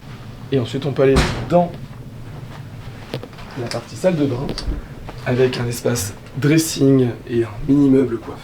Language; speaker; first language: French; native; French